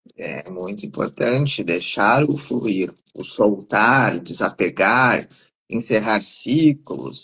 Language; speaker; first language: Portuguese; native; Portuguese